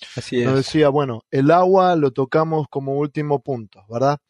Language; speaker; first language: Spanish; native; Spanish